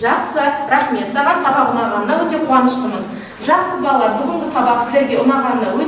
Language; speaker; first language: Kazakh; native; Kazakh